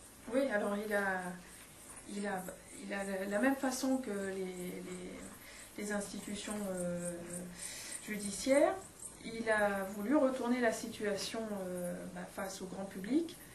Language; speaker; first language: French; native; French